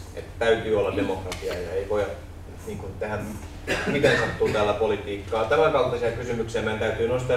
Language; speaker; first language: Finnish; native; Finnish